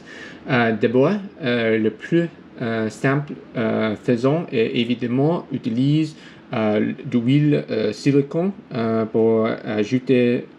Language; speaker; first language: French; non-native, learner; English